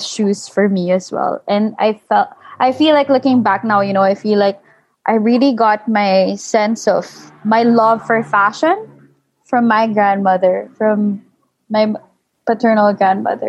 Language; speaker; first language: English; non-native, local second language; Filipino